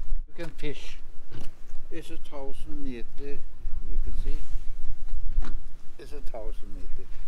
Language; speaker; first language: English; non-native, learner; Norwegian